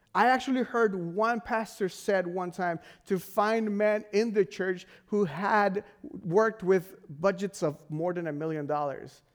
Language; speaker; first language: English; non-native, fluent; Spanish